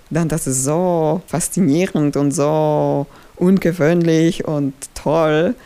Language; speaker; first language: German; non-native, fluent; Polish